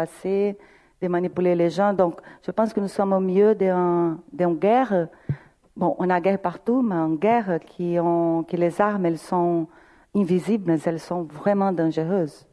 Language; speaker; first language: French; non-native, fluent; Portuguese